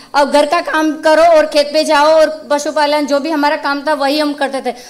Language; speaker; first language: Hindi; native; Hindi